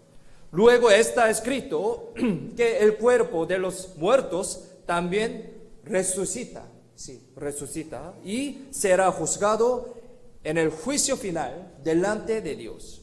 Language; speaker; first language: Spanish; non-native, fluent; Korean